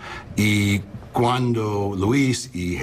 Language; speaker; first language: Spanish; non-native, learner; English